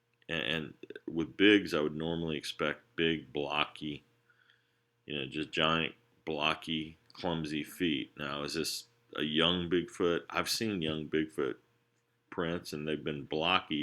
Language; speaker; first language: English; native; English